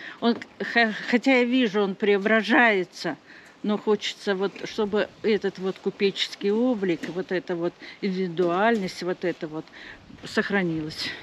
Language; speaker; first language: Russian; native; Russian